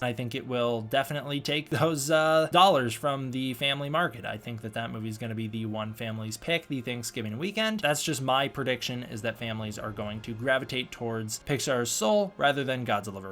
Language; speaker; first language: English; native; English